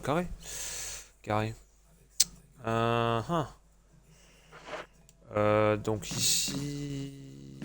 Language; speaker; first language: French; native; French